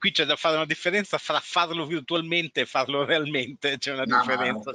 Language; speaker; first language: Italian; native; Italian